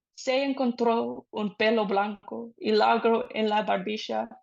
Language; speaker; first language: Spanish; non-native, fluent; English